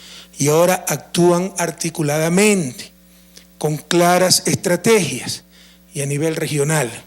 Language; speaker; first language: Spanish; native; Spanish